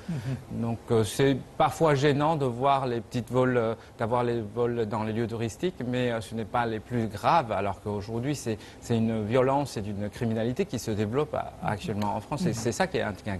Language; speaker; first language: French; non-native, fluent; Chinese